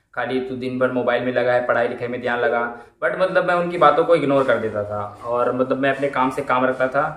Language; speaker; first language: Hindi; native; Hindi